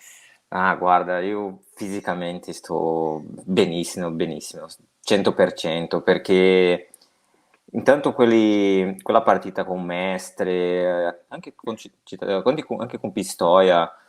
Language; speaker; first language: Italian; non-native, fluent; Portuguese